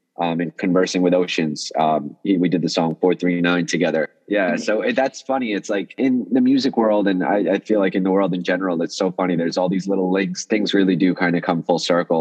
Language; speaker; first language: English; early bilingual, other home language; Russian